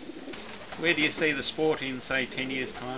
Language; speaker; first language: English; native; English